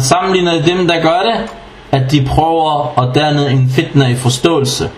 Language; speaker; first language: Danish; early bilingual, other home language; Arabic